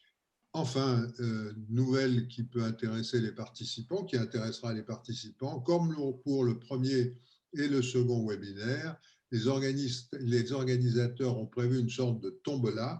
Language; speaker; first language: French; native; French